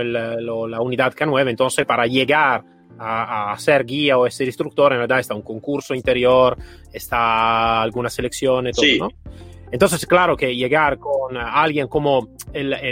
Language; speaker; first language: Spanish; non-native, fluent; Italian